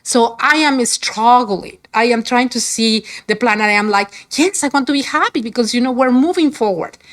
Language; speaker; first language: English; non-native, fluent; Spanish